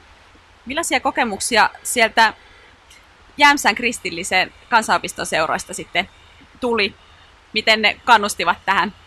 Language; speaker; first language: Finnish; native; Finnish